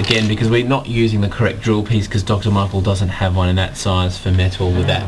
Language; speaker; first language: English; native; English